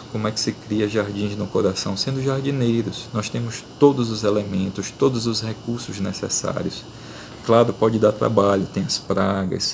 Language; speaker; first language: Portuguese; native; Portuguese